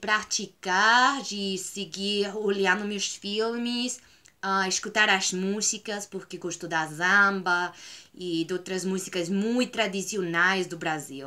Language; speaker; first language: Portuguese; non-native, fluent; Spanish